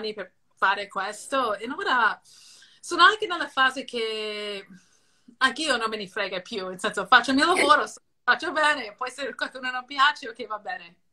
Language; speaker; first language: Italian; non-native, fluent; English